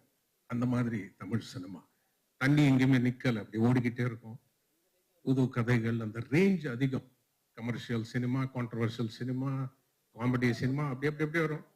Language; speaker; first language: Tamil; non-native, local second language; Telugu